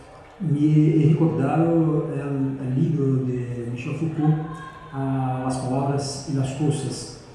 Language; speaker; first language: Spanish; non-native, fluent; Portuguese